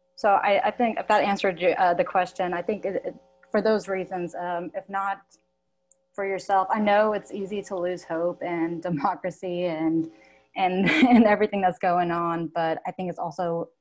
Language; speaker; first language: English; native; English